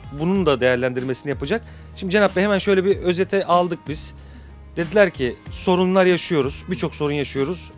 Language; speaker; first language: Turkish; native; Turkish